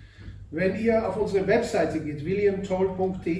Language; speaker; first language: German; native; German